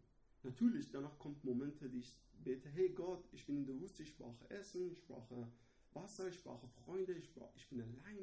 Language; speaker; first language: German; non-native, learner; Persian